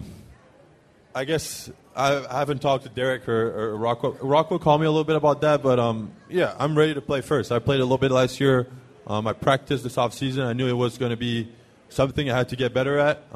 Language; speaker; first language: English; non-native, fluent; French